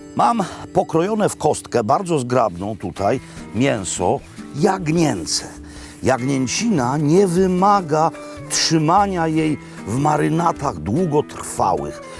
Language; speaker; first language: Polish; native; Polish